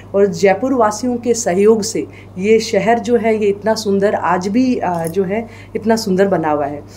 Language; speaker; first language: Hindi; native; Hindi